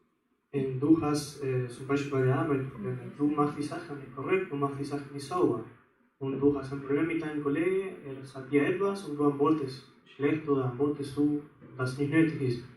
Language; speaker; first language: German; non-native, fluent; Spanish